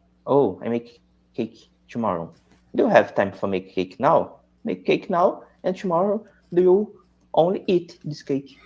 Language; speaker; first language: English; non-native, learner; Portuguese